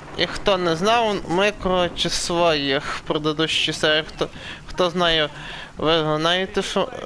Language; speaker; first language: Ukrainian; native; Ukrainian